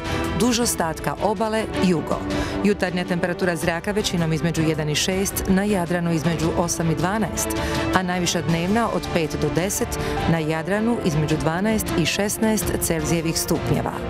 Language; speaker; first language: Serbian; native; Serbian